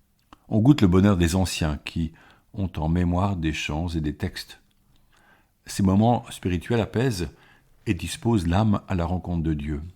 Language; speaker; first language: French; native; French